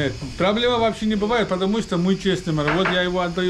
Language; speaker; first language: Russian; non-native, learner; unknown